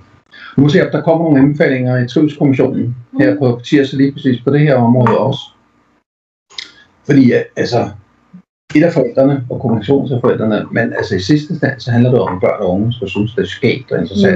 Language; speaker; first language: Danish; native; Danish